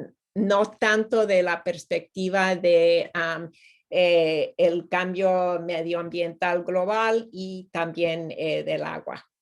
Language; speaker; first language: Spanish; non-native, fluent; English